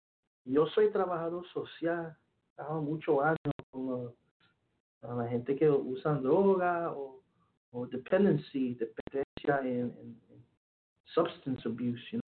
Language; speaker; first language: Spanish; early bilingual, heritage; Spanish